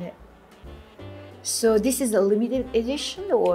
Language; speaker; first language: English; non-native, learner; Japanese